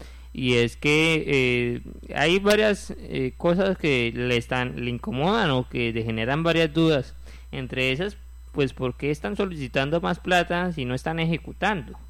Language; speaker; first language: Spanish; native; Spanish